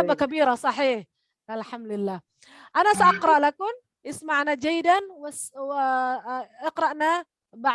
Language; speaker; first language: Arabic; non-native, fluent; Indonesian